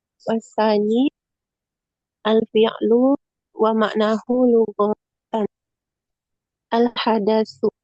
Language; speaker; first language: Arabic; non-native, learner; Indonesian